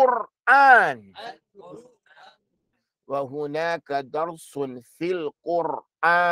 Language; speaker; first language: Arabic; non-native, fluent; English